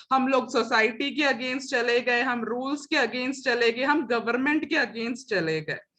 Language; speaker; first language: Hindi; non-native, local second language; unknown